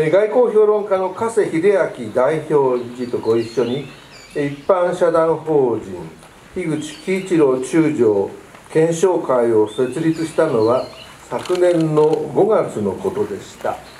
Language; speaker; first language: Japanese; native; Japanese